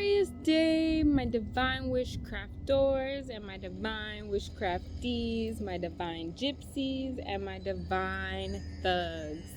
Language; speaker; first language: English; native; English